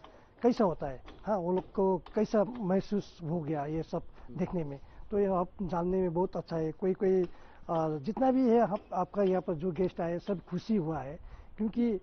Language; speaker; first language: Hindi; non-native, local second language; Nepali